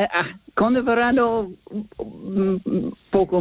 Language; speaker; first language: Spanish; non-native, learner; English